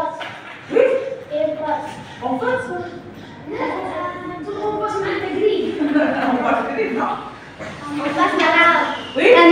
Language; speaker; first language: French; non-native, local second language; Arabic